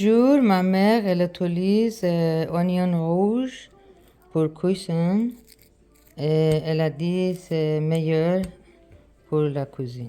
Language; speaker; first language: French; non-native, learner; Persian